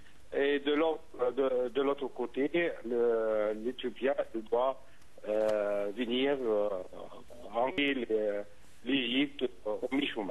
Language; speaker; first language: French; non-native, fluent; Arabic